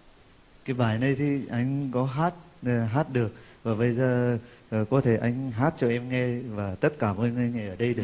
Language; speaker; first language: Vietnamese; non-native, fluent; Turkish